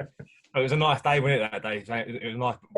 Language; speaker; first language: English; native; English